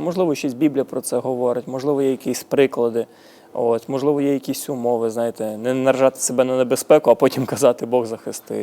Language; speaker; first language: Ukrainian; native; Ukrainian